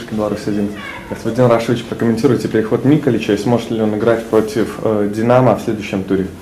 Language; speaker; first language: Russian; native; Russian